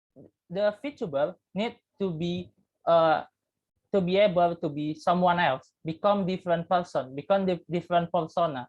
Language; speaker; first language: English; non-native, learner; Indonesian